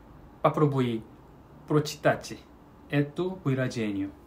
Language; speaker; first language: Russian; non-native, learner; Korean